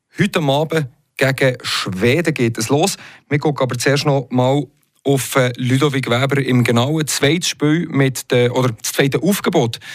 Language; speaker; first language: German; native; German